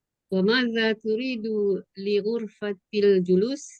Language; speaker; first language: Arabic; non-native, learner; Malay